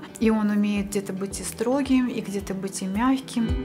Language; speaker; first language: Russian; native; Russian